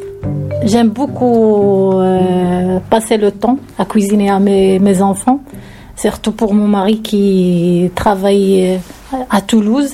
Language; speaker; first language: French; non-native, local second language; Arabic